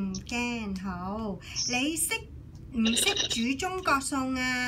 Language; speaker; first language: Cantonese; native; Cantonese